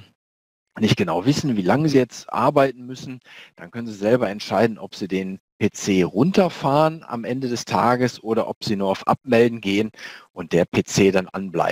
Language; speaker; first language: German; native; German